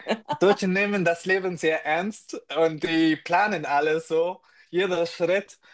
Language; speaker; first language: German; non-native, fluent; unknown